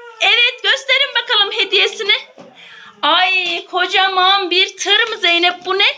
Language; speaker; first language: Turkish; native; Turkish